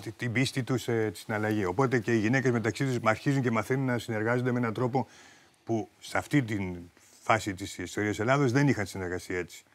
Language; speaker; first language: Greek; early bilingual, heritage; Greek